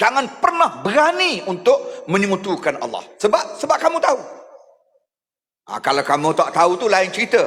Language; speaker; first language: Malay; native; Malay